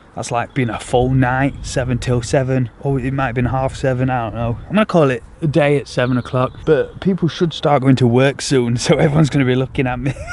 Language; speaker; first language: English; native; English